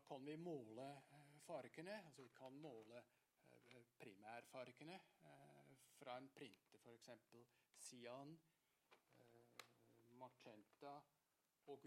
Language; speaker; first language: Norwegian; non-native, fluent; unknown